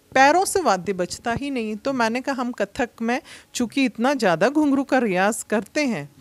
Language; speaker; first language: Hindi; native; Hindi